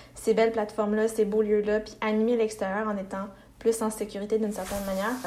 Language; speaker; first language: French; native; French